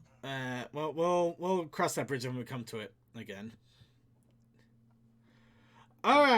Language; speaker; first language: English; native; English